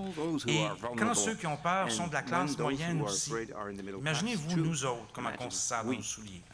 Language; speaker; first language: French; native; French